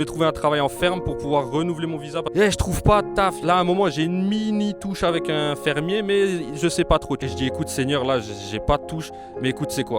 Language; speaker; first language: French; native; French